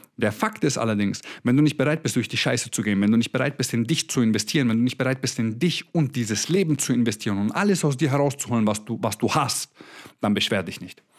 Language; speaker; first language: German; early bilingual, other home language; Croatian